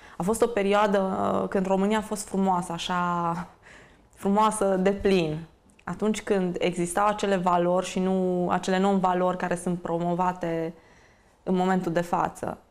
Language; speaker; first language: Romanian; native; Romanian